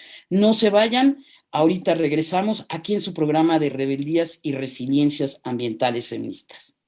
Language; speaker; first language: Spanish; native; Spanish